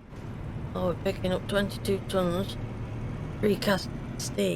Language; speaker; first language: English; native; English